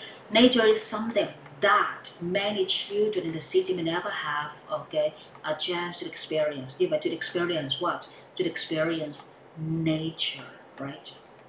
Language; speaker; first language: English; non-native, fluent; Vietnamese